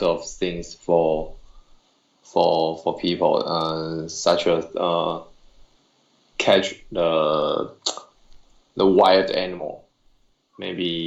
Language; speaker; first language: English; non-native, learner; Chinese